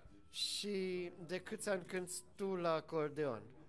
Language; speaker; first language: Romanian; native; Romanian